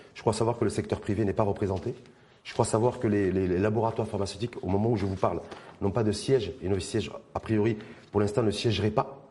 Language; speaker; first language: French; non-native, local second language; Arabic